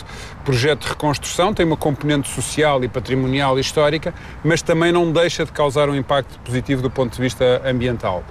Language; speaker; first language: Portuguese; native; Portuguese